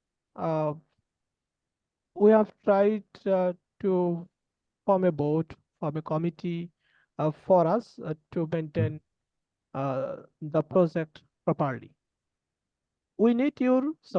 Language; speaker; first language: English; non-native, learner; Bangla